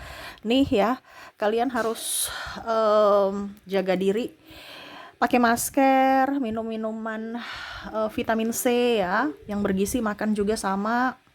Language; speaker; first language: Indonesian; native; Indonesian